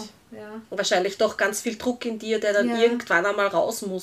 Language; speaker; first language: German; native; German